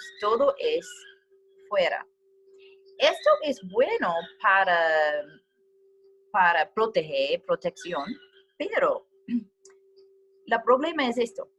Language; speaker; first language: Spanish; non-native, learner; English